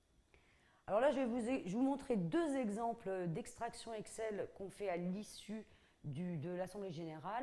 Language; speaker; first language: French; native; French